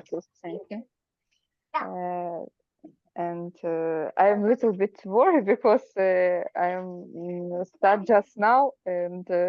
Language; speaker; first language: English; non-native, learner; Ukrainian